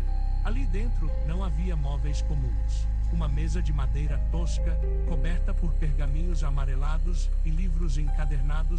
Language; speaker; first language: Portuguese; native; Portuguese